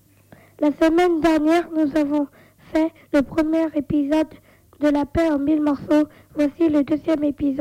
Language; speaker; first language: French; native; French